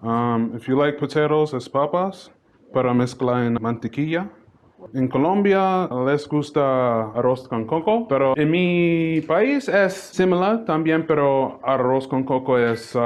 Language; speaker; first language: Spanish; non-native, learner; English